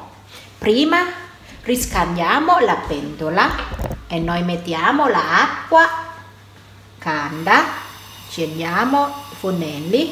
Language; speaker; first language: Italian; non-native, learner; Thai